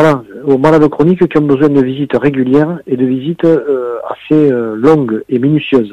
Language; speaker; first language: French; native; French